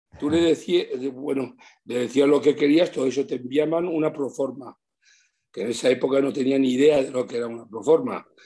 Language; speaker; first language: Spanish; early bilingual, heritage; Spanish